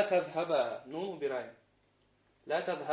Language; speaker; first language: Arabic; non-native, fluent; Russian